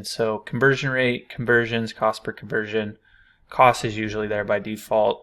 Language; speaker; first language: English; native; English